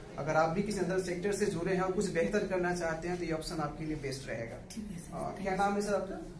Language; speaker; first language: Hindi; native; Hindi